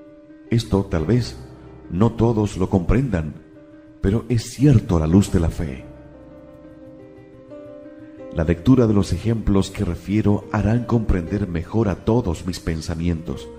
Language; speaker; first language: Spanish; native; Spanish